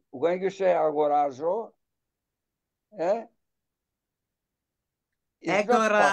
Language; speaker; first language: English; non-native, fluent; Greek